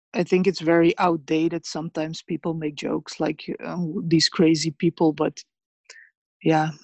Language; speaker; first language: English; early bilingual, other home language; Bosnian